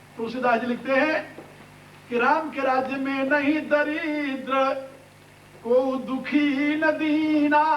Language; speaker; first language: Hindi; native; Hindi